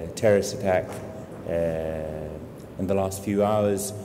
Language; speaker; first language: English; non-native, fluent; Arabic